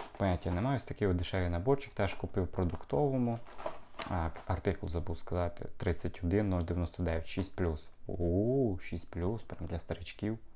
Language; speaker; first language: Ukrainian; non-native, local second language; Russian